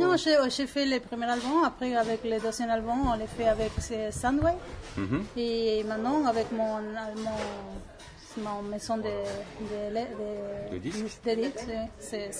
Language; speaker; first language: French; non-native, learner; Spanish